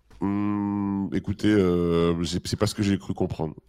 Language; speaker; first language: French; native; French